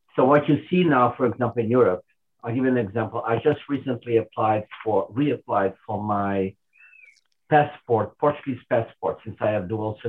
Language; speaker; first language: English; non-native, fluent; Portuguese